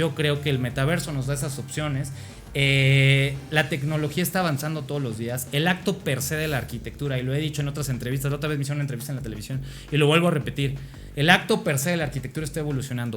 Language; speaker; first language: Spanish; native; Spanish